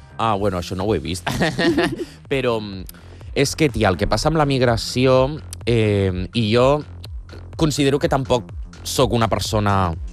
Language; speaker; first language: Catalan; non-native, local second language; Spanish